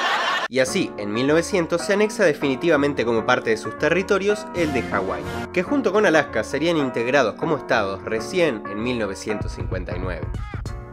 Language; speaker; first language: Spanish; native; Spanish